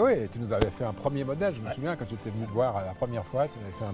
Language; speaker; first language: French; native; French